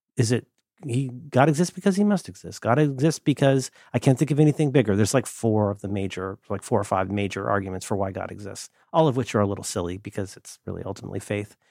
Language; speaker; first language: English; native; English